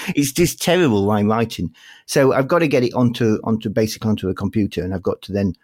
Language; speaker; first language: English; native; English